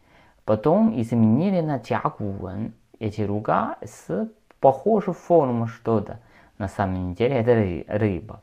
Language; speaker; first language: Russian; non-native, learner; Chinese